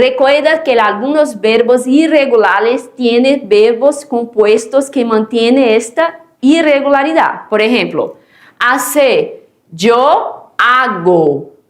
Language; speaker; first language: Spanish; non-native, fluent; Portuguese